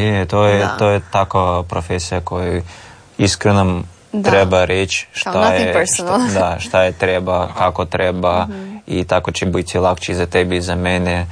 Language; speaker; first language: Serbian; non-native, learner; Russian